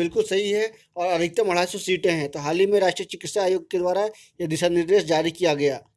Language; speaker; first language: Hindi; native; Hindi